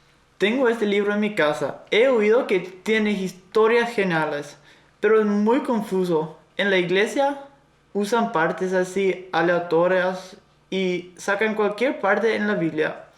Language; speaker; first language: Spanish; non-native, fluent; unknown